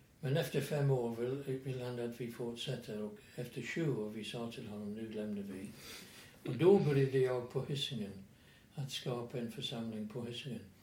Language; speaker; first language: Swedish; non-native, fluent; English